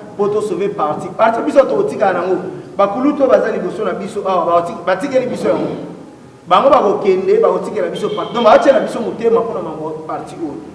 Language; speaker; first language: Lingala; non-native, local second language; Kongo